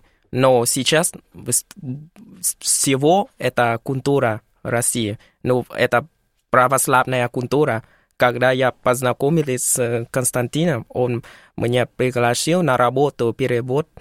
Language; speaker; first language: Russian; non-native, learner; Vietnamese